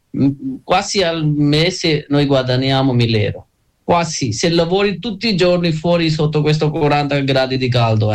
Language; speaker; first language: Italian; non-native, learner; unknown